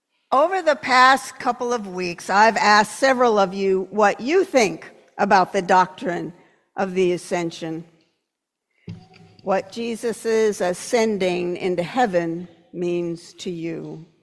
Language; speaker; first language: English; native; English